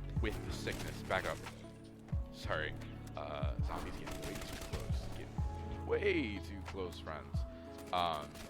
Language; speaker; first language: English; native; English